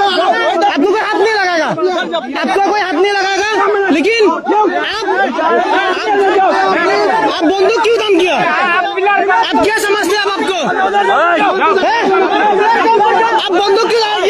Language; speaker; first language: Hindi; non-native, learner; Bangla